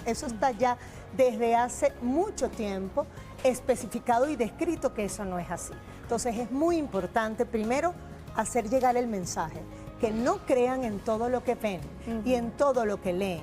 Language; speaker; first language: Spanish; native; Spanish